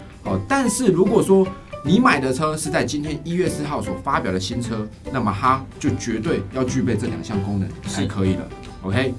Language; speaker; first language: Chinese; native; Chinese